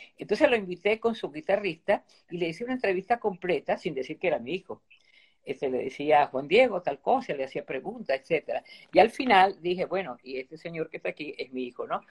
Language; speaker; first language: Spanish; early bilingual, other home language; Italian